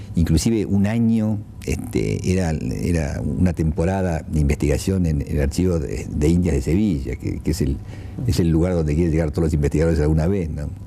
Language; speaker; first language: Spanish; native; Spanish